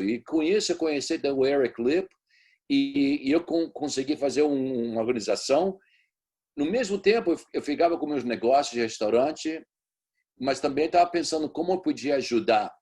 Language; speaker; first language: Portuguese; early bilingual, heritage; Portuguese